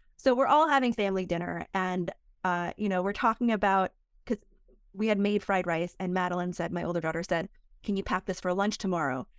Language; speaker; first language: English; early bilingual, other home language; Korean